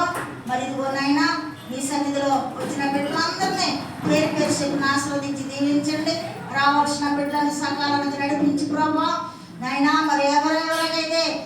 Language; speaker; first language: Telugu; native; Telugu